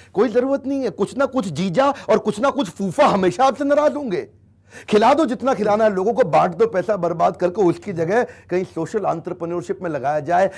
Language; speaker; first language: Hindi; native; Hindi